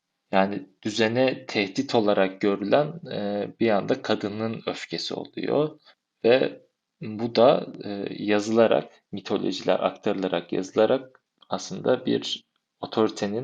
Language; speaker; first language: Turkish; native; Turkish